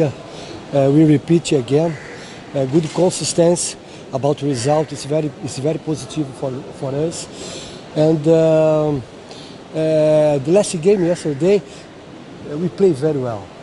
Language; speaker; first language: English; non-native, learner; Portuguese